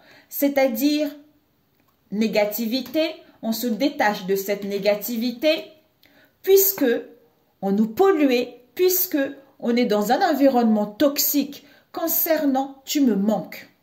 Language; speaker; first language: French; native; French